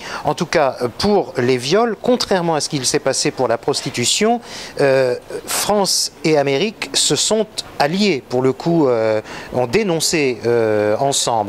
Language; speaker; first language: French; native; French